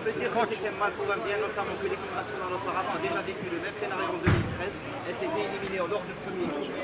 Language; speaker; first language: French; non-native, local second language; Arabic